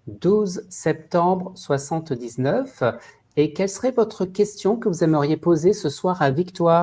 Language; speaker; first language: French; native; French